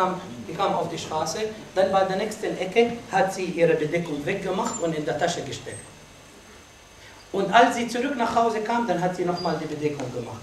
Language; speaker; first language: German; non-native, fluent; Arabic